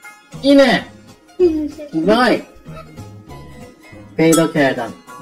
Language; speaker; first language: Persian; non-native, learner; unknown